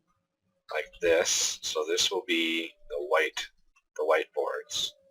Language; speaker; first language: English; native; English